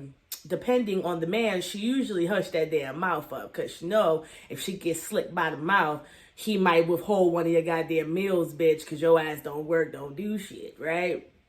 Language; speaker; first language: English; native; English